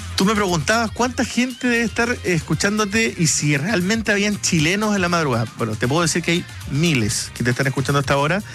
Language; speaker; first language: Spanish; native; Spanish